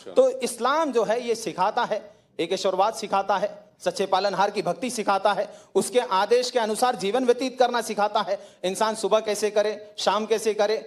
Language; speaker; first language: Hindi; native; Hindi